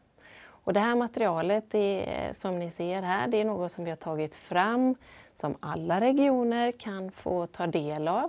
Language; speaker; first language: Swedish; native; Swedish